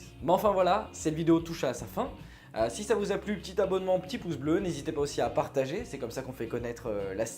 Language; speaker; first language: French; native; French